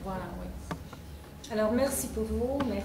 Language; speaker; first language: French; non-native, fluent; Polish